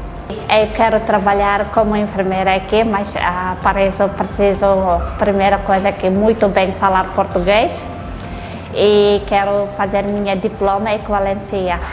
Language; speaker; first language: Portuguese; non-native, learner; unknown